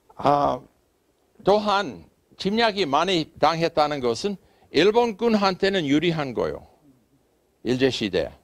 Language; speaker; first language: Korean; non-native, fluent; English